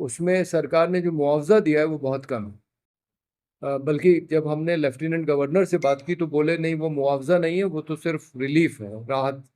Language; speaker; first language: Hindi; native; Hindi